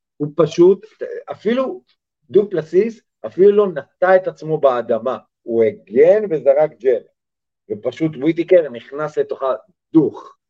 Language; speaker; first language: Hebrew; early bilingual, other home language; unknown